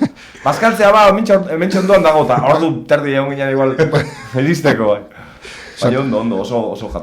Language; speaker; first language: Basque; native; Basque